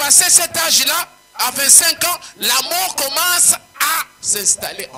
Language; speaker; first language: French; non-native, local second language; Swahili